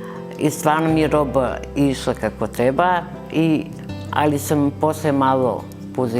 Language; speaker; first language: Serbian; early bilingual, other home language; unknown